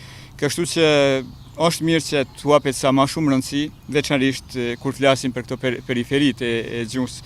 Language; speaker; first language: Albanian; native; Albanian